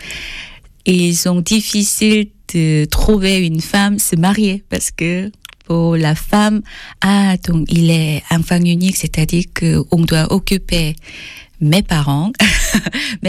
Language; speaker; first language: French; non-native, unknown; Korean